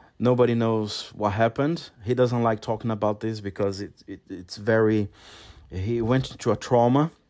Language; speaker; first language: English; non-native, fluent; Portuguese